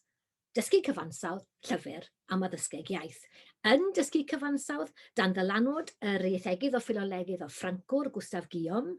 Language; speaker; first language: Welsh; native; Welsh